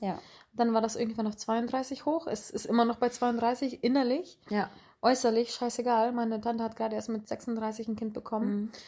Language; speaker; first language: German; native; German